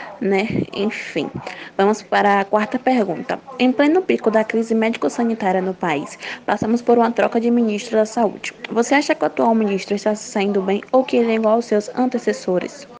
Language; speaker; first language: Portuguese; native; Portuguese